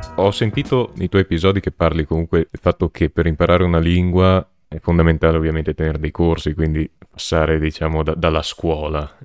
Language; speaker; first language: Italian; native; Italian